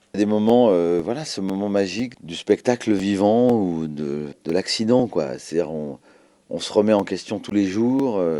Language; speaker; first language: French; native; French